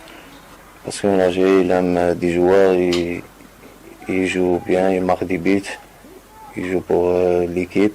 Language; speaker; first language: French; non-native, learner; Arabic